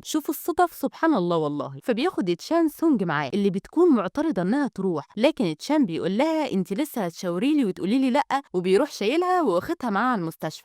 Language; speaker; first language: Arabic; native; Arabic